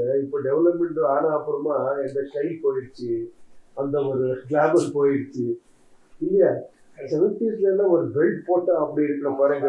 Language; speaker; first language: Tamil; non-native, learner; Kannada